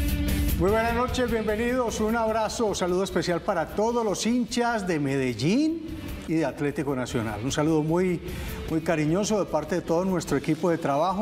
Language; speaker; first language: Spanish; native; Spanish